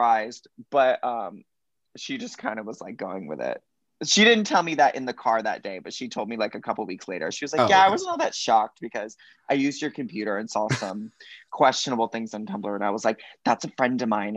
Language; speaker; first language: English; native; English